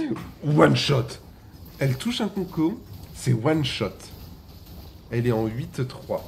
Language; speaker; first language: French; native; French